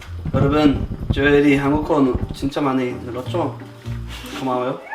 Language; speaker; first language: Korean; non-native, learner; English